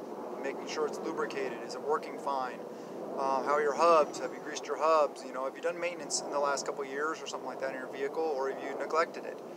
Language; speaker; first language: English; native; English